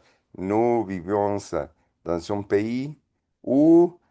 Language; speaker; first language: French; non-native, fluent; Spanish